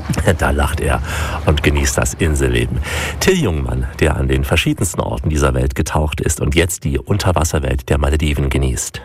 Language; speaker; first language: German; native; German